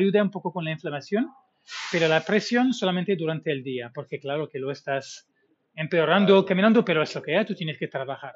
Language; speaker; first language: Spanish; non-native, fluent; English